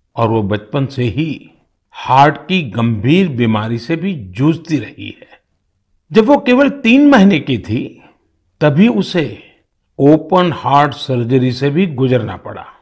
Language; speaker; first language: Hindi; non-native, local second language; Gujarati